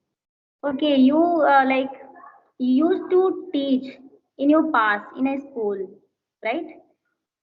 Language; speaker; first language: English; non-native, learner; Hindi